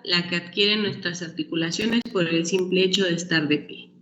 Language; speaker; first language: Spanish; native; Spanish